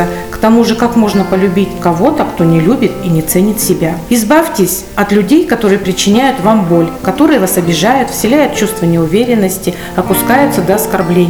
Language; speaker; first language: Russian; native; Russian